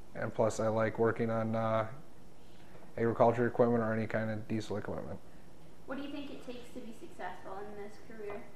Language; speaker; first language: English; native; English